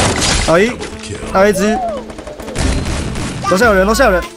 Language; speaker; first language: Chinese; native; Chinese